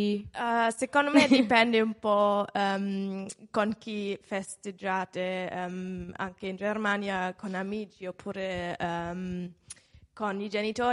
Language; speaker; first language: Italian; non-native, fluent; German